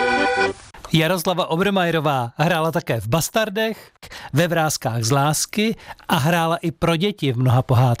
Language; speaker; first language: Czech; native; Czech